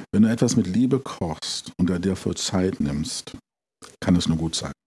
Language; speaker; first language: German; native; German